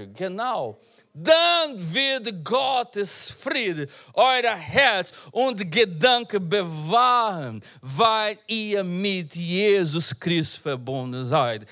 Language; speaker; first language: German; non-native, learner; Portuguese